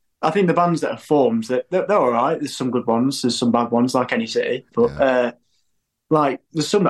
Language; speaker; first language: English; native; English